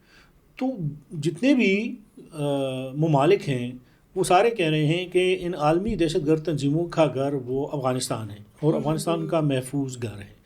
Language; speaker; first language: Urdu; non-native, local second language; Pashto